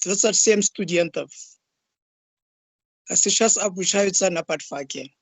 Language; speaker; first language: Russian; non-native, fluent; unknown